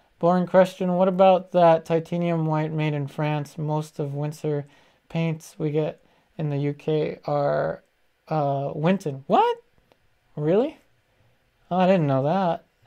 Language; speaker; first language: English; early bilingual, other home language; Spanish